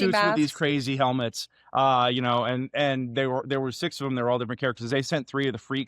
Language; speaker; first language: English; native; English